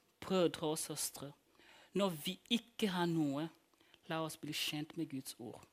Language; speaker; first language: Norwegian; non-native, fluent; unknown